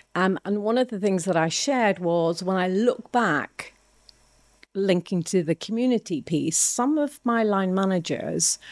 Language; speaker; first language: English; native; English